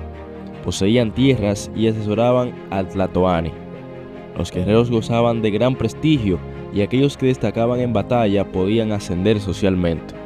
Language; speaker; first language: Spanish; native; Spanish